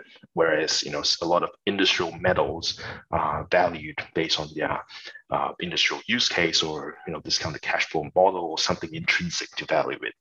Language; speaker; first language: English; non-native, local second language; Chinese